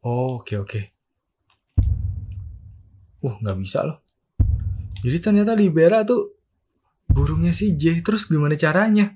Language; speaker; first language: Indonesian; native; Indonesian